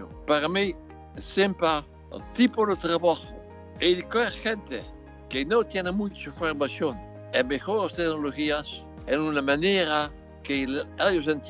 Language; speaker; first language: Spanish; non-native, fluent; Dutch